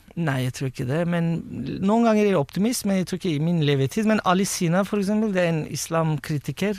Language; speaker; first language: Norwegian; non-native, fluent; Turkish